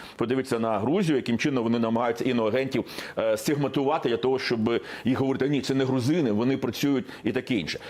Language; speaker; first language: Ukrainian; non-native, local second language; Russian